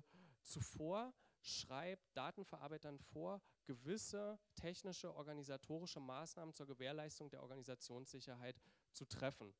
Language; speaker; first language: German; native; German